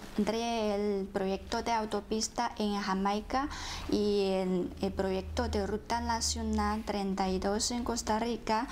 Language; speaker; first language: Spanish; non-native, fluent; Chinese